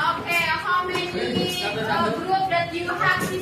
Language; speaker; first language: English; non-native, learner; Indonesian